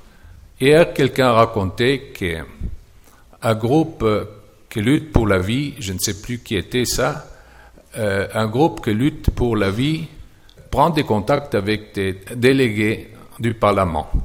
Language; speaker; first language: French; non-native, fluent; German